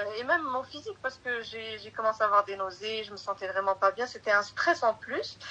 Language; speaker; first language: French; early bilingual, other home language; Arabic